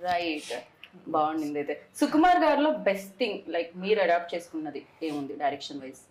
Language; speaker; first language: Telugu; native; Telugu